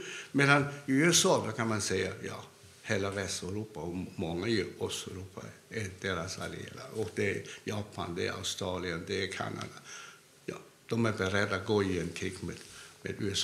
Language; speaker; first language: Swedish; non-native, fluent; Cantonese